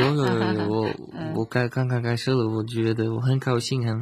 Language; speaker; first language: Chinese; non-native, fluent; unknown